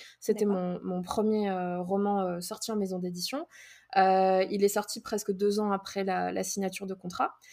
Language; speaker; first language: French; native; French